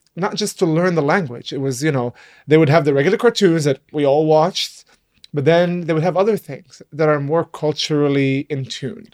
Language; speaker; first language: English; non-native, fluent; Arabic